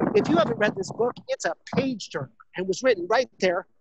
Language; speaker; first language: English; native; English